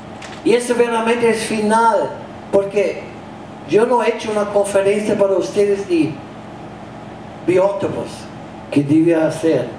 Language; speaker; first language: Spanish; non-native, fluent; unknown